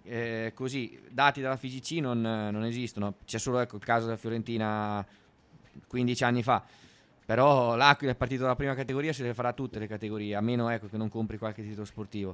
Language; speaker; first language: Italian; native; Italian